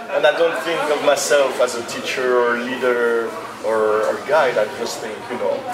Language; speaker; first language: English; non-native, fluent; French